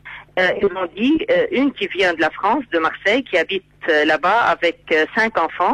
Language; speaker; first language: French; non-native, fluent; Arabic